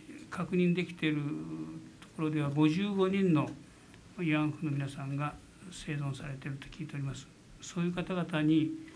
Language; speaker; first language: Japanese; native; Japanese